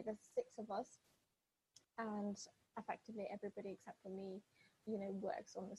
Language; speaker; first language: English; non-native, fluent; Russian